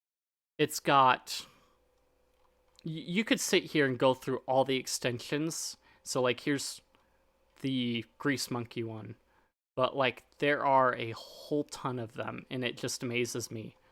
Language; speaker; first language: English; native; English